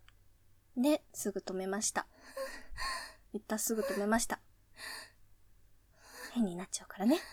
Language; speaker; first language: Japanese; native; Japanese